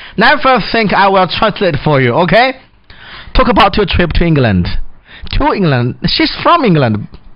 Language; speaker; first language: English; non-native, fluent; Chinese